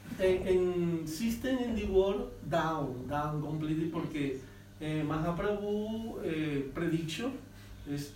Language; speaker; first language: English; non-native, learner; Spanish